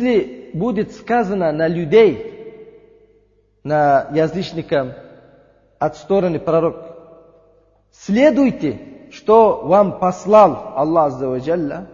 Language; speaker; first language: Russian; non-native, learner; Uzbek